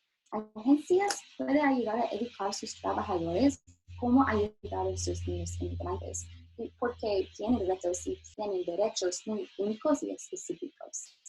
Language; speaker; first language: Spanish; non-native, learner; English